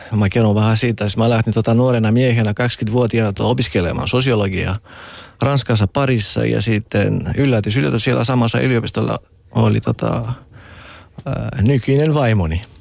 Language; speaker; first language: Finnish; non-native, fluent; Greek